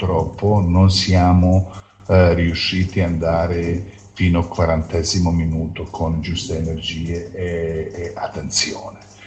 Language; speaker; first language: Italian; non-native, fluent; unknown